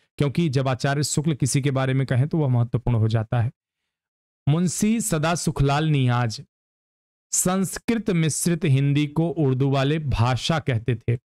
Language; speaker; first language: Hindi; native; Hindi